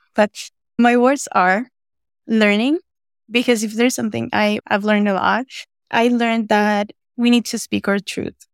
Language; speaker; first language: English; non-native, fluent; Spanish